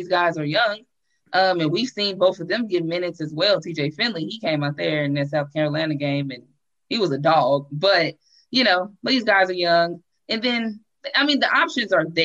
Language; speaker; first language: English; native; English